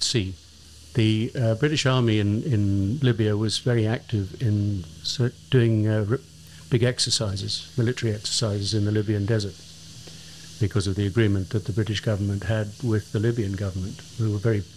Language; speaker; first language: English; native; English